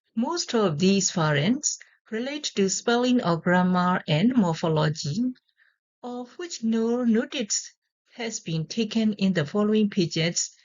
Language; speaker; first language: English; non-native, fluent; Burmese